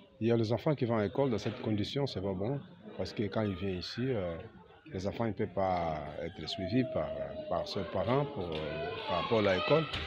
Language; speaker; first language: French; non-native, learner; Portuguese